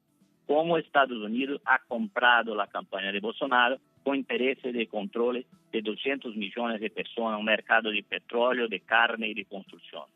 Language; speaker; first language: Spanish; non-native, fluent; Portuguese